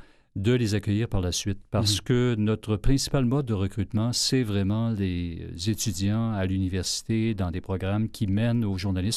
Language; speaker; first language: French; native; French